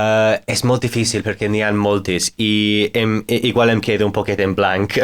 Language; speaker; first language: Catalan; non-native, fluent; English